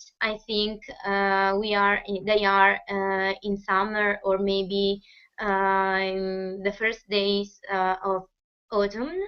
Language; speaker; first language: English; non-native, fluent; Italian